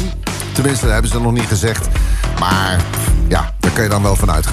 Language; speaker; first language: Dutch; native; Dutch